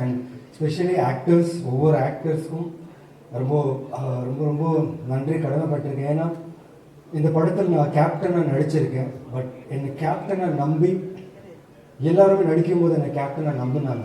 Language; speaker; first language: Tamil; non-native, fluent; Telugu